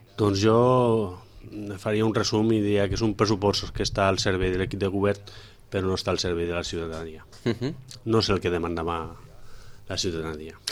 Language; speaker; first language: Catalan; non-native, local second language; Spanish